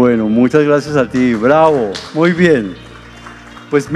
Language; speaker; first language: Spanish; native; Spanish